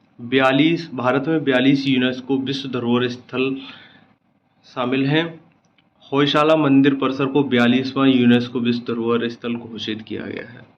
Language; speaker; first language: Hindi; native; Hindi